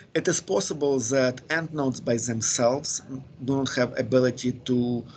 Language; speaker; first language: English; non-native, fluent; Ukrainian